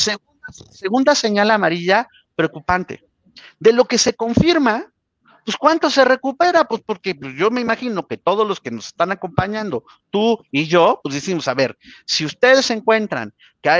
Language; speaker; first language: Spanish; native; Spanish